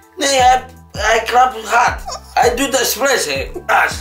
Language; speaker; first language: Dutch; non-native, learner; Akan